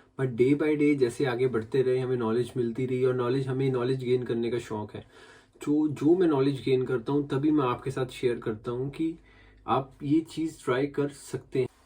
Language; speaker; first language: Hindi; native; Hindi